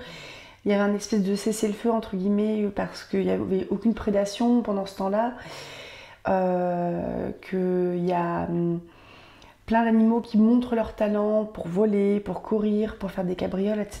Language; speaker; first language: French; native; French